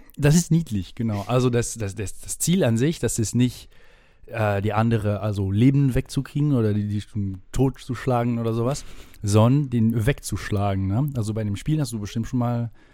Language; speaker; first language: German; non-native, fluent; French